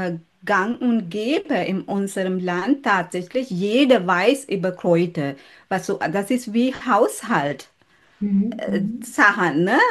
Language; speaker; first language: German; non-native, learner; Sinhala